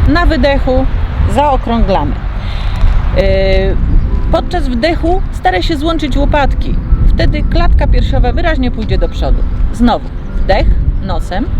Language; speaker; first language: Polish; native; Polish